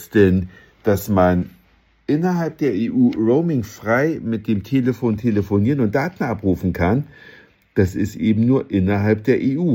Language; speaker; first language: German; native; German